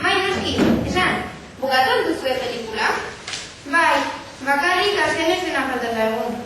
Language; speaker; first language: Basque; non-native, local second language; Spanish